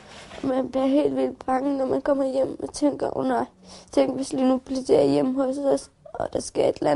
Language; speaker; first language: Danish; early bilingual, other home language; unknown